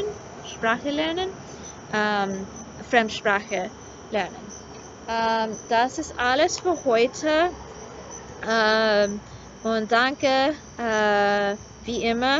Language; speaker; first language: German; non-native, learner; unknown